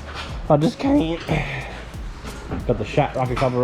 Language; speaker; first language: English; native; English